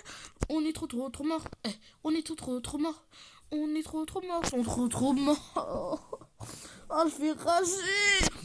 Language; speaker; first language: French; native; French